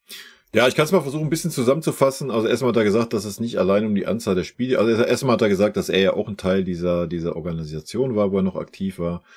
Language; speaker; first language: German; native; German